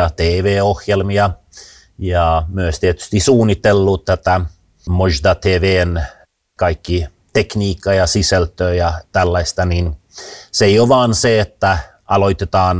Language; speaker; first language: Finnish; early bilingual, heritage; Finnish